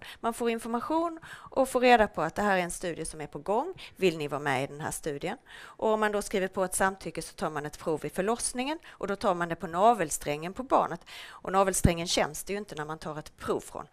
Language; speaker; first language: Swedish; native; Swedish